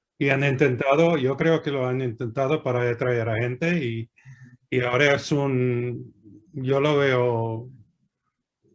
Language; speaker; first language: Spanish; non-native, fluent; English